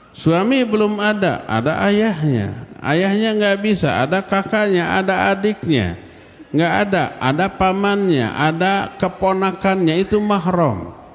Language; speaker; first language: Malay; non-native, local second language; Sundanese